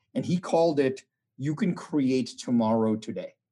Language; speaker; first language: English; non-native, local second language; Tamil